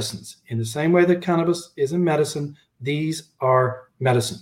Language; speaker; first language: English; native; English